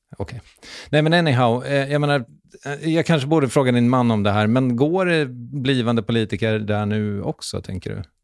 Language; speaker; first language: Swedish; native; Swedish